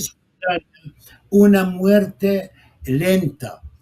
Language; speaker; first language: Spanish; non-native, fluent; Arabic